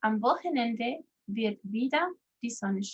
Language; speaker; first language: German; non-native, fluent; Spanish